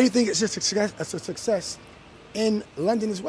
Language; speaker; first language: English; native; English